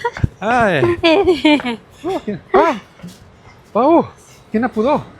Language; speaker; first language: Indonesian; non-native, learner; Catalan